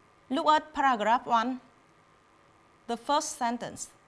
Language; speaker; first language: English; non-native, fluent; Vietnamese